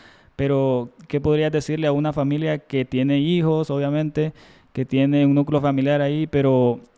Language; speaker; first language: Spanish; native; Spanish